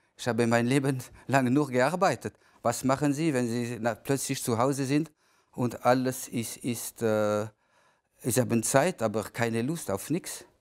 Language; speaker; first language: German; non-native, local second language; French